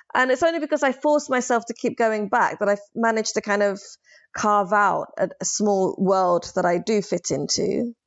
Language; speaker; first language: English; early bilingual, other home language; Somali